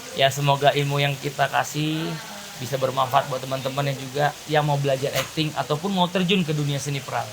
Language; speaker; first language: Indonesian; native; Indonesian